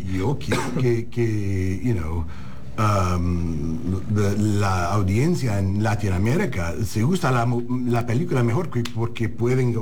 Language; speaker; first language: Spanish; early bilingual, heritage; English